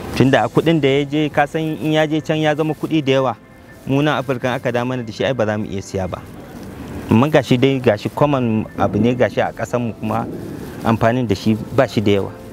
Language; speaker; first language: Hausa; native; Hausa